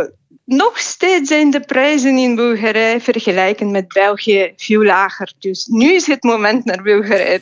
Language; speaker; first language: Dutch; non-native, fluent; Bulgarian